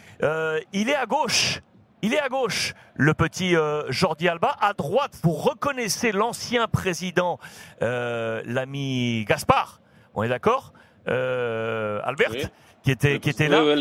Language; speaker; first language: French; native; French